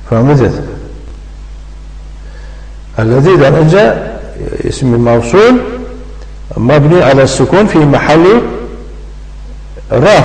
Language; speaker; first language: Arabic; non-native, fluent; Tajik